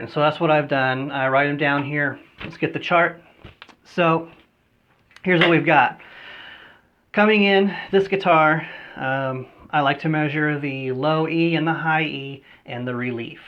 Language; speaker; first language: English; native; English